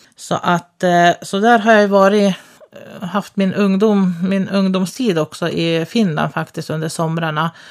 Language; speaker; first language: Swedish; early bilingual, other home language; Finnish